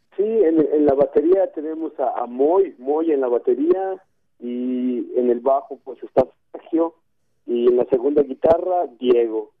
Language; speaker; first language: Spanish; non-native, local second language; Tzotzil